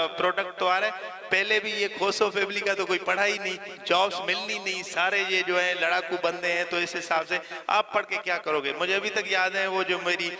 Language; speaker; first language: Urdu; non-native, local second language; Saraiki